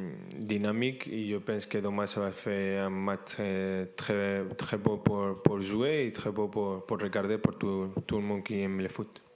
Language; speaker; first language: French; non-native, fluent; Spanish